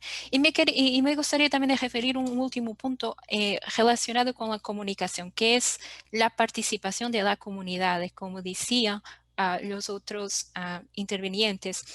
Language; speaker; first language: Spanish; non-native, fluent; Portuguese